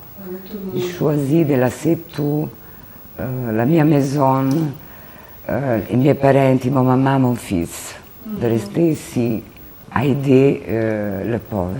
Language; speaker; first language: French; non-native, learner; Italian